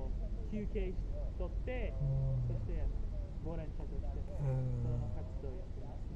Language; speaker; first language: Japanese; non-native, fluent; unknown